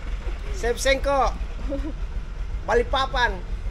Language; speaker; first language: English; non-native, learner; Indonesian